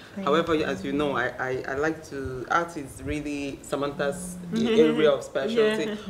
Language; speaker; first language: English; non-native, local second language; Igbo